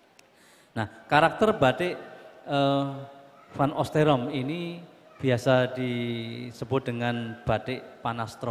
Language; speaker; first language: Indonesian; native; Indonesian